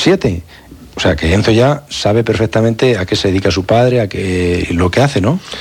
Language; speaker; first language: Spanish; native; Spanish